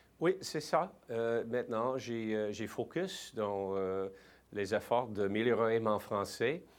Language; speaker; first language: French; non-native, learner; English